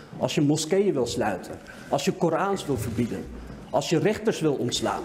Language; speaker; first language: Dutch; early bilingual, other home language; Turkish